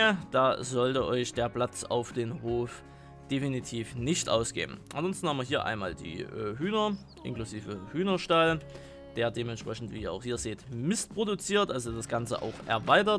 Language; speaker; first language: German; native; German